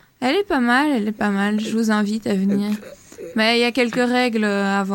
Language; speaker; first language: French; native; French